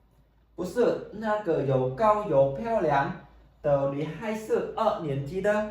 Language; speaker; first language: Chinese; non-native, fluent; Khmer